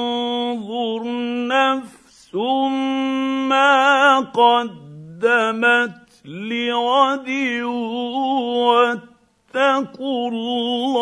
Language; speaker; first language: Arabic; native; Arabic